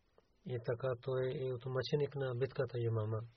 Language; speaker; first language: Bulgarian; non-native, learner; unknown